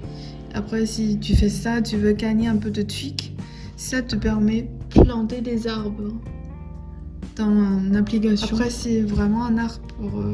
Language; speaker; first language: French; non-native, learner; Chinese